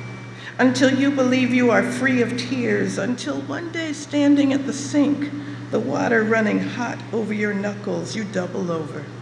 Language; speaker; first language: English; native; English